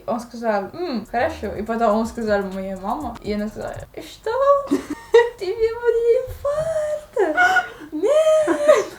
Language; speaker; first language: Russian; non-native, learner; Italian